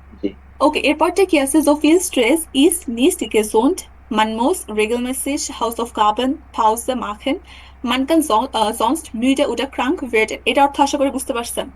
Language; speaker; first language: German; non-native, learner; Bangla